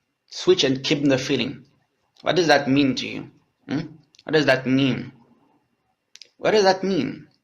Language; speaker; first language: English; non-native, learner; French